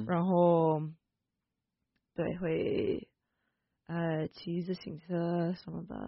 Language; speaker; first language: Chinese; non-native, fluent; English